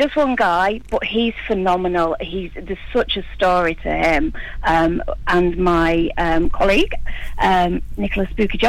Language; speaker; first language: English; native; English